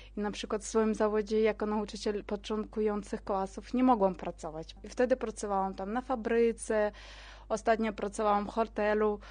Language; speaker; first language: Polish; non-native, fluent; Russian